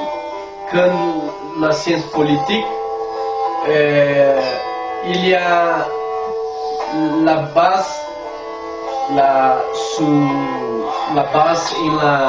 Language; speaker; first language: French; non-native, learner; Spanish